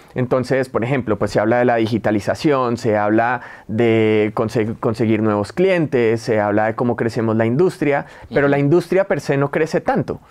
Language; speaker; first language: Spanish; native; Spanish